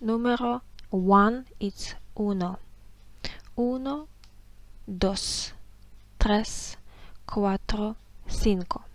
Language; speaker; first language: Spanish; non-native, fluent; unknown